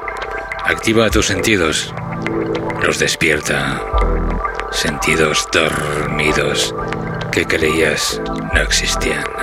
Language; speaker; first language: Spanish; native; Spanish